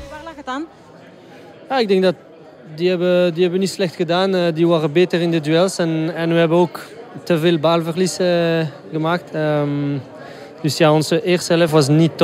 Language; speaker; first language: Dutch; non-native, local second language; French